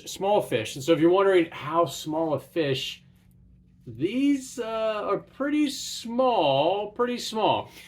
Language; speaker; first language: English; native; English